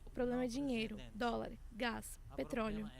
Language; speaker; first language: Portuguese; non-native, learner; Arabic